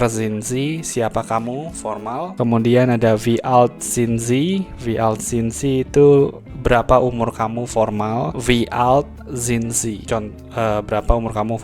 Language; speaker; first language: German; non-native, fluent; Indonesian